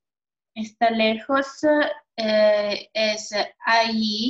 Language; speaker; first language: Spanish; non-native, learner; Italian